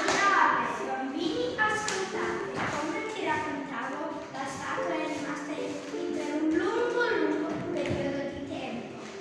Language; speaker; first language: Italian; non-native, learner; Croatian